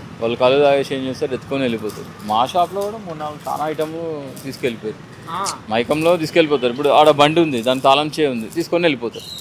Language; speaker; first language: Telugu; native; Telugu